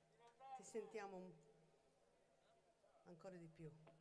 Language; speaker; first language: Italian; non-native, learner; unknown